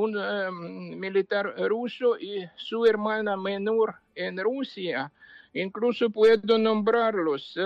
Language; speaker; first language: Spanish; non-native, fluent; Ukrainian